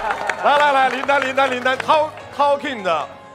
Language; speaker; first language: Chinese; native; Chinese